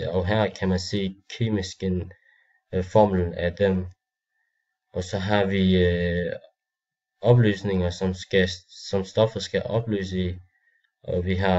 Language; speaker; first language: Danish; non-native, learner; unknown